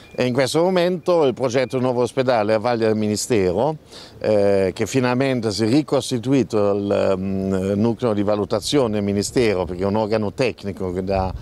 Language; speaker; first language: Italian; non-native, fluent; German